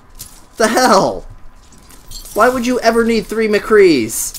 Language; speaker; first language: English; native; English